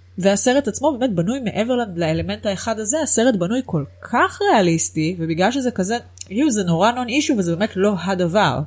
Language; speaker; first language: Hebrew; native; Hebrew